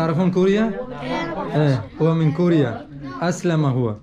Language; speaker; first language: Arabic; native; Arabic